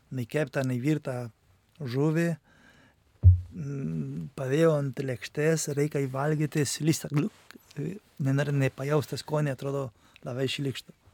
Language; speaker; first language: Lithuanian; non-native, fluent; Spanish